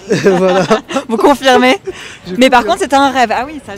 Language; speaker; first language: French; native; French